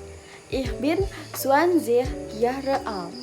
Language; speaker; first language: German; non-native, learner; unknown